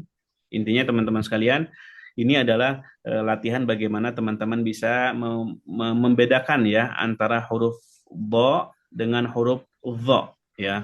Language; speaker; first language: Indonesian; native; Indonesian